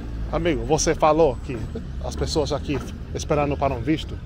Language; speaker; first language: Portuguese; non-native, learner; English